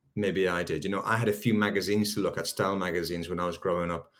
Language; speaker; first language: English; native; English